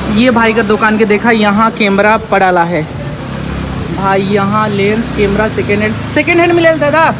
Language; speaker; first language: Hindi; non-native, local second language; Sadri